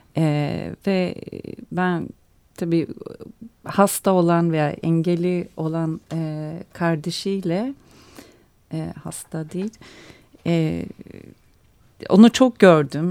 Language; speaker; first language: Turkish; early bilingual, heritage; Turkish